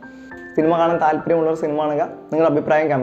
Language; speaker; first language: Malayalam; native; Malayalam